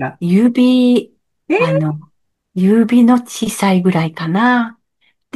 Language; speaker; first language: Japanese; non-native, learner; French